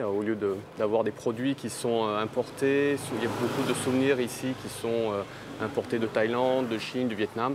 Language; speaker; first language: French; native; French